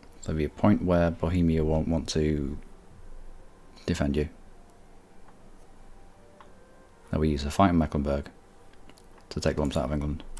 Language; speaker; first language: English; native; English